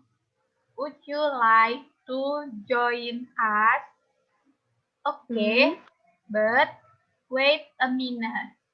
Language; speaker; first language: English; non-native, learner; Indonesian